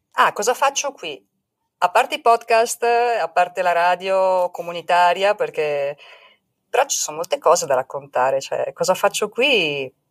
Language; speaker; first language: Italian; native; Italian